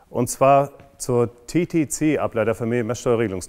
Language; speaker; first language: German; native; German